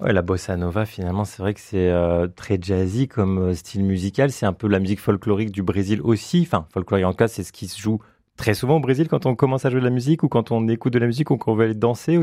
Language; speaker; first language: French; native; French